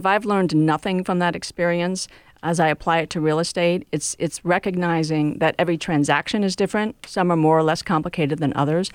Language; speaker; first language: English; native; English